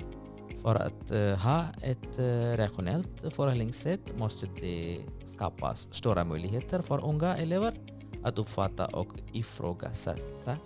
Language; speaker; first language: Swedish; non-native, fluent; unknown